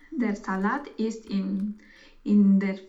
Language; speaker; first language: German; non-native, learner; Romanian